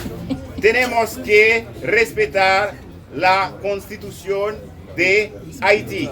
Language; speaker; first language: Spanish; non-native, local second language; Haitian Creole